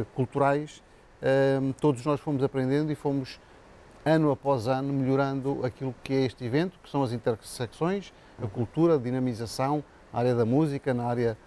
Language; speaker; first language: Portuguese; native; Portuguese